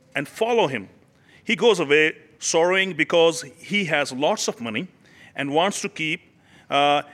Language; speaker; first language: English; non-native, local second language; Urdu